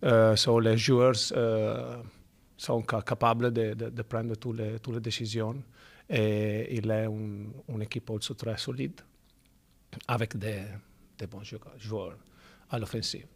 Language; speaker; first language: French; non-native, fluent; Italian